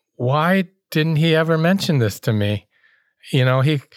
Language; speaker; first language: English; native; English